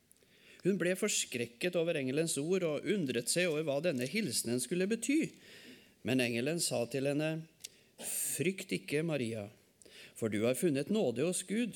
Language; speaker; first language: Norwegian; native; Norwegian